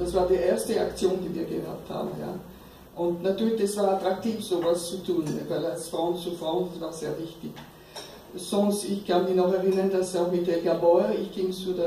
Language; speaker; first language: German; non-native, fluent; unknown